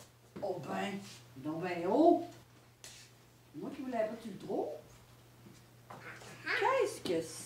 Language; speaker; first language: French; native; French